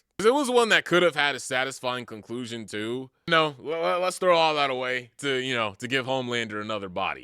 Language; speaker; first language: English; native; English